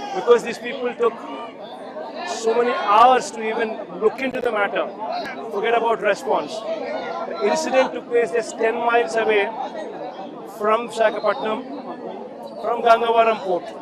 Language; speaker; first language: English; non-native, local second language; Telugu